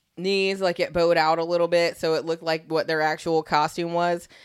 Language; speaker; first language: English; native; English